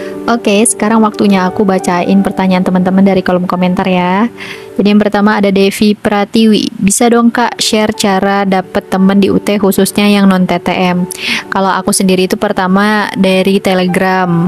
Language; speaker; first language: Indonesian; native; Indonesian